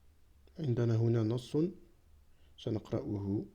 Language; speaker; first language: Arabic; non-native, fluent; French